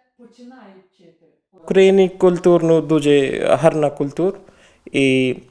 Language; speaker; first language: Ukrainian; non-native, learner; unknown